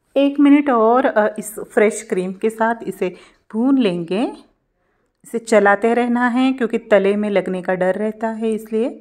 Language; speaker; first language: Hindi; non-native, local second language; Marathi